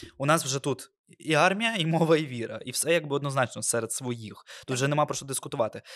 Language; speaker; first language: Ukrainian; non-native, local second language; Russian